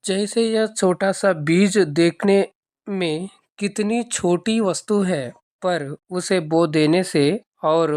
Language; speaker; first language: Hindi; non-native, local second language; Telugu